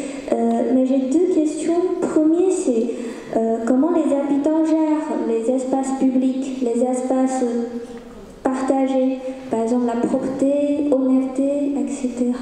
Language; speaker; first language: French; non-native, learner; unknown